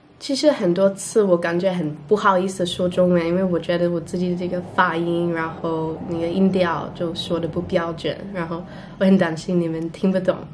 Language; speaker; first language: Chinese; non-native, fluent; English